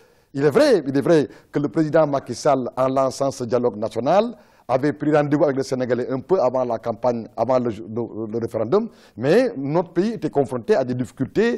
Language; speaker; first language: French; non-native, local second language; Wolof